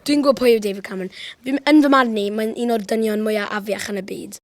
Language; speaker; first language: Welsh; native; Welsh